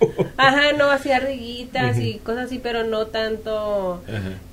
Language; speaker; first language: Spanish; native; Spanish